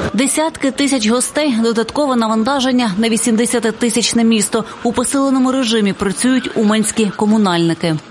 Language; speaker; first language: Ukrainian; native; Ukrainian